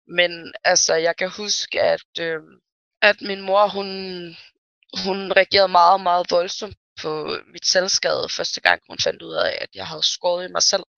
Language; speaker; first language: Danish; early bilingual, other home language; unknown